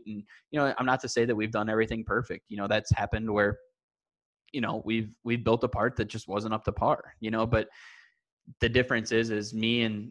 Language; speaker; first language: English; native; English